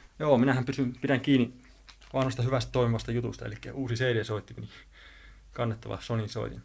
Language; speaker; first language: Finnish; native; Finnish